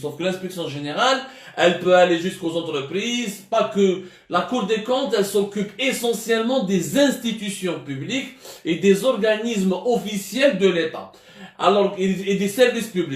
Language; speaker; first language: French; non-native, local second language; Arabic